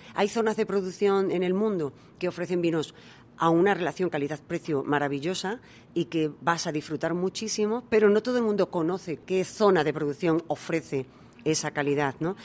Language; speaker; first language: Spanish; native; Spanish